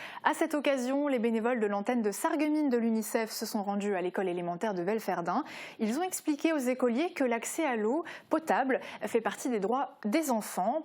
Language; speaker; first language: French; native; French